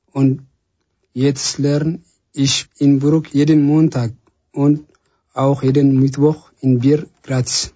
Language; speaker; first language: German; non-native, learner; Tigrinya